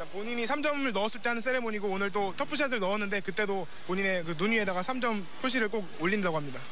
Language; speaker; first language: Korean; native; Korean